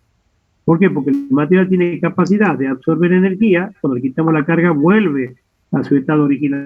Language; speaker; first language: Spanish; native; Spanish